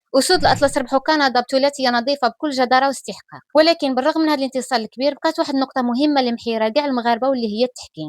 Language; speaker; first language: Arabic; native; Arabic